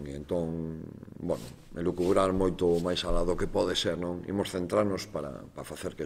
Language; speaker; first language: Galician; native; Galician